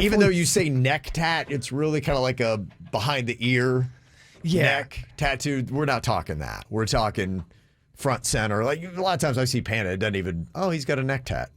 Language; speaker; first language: English; native; English